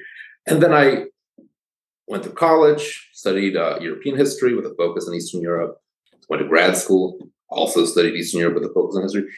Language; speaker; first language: English; early bilingual, other home language; Polish